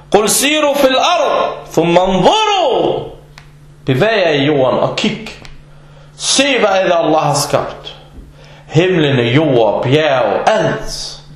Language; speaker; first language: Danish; non-native, fluent; Arabic